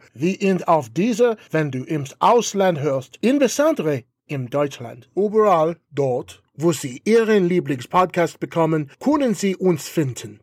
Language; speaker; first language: German; non-native, learner; English